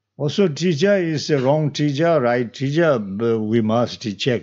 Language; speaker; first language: English; non-native, learner; Tibetan